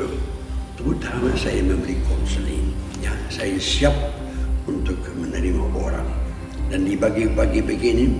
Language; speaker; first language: Indonesian; non-native, fluent; Dutch